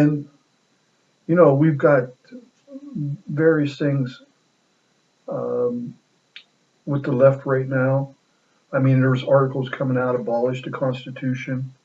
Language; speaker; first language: English; native; English